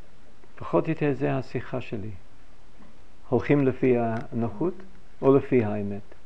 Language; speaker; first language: Hebrew; non-native, fluent; English